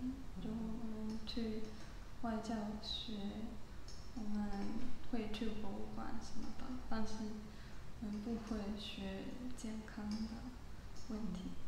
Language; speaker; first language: Chinese; non-native, learner; English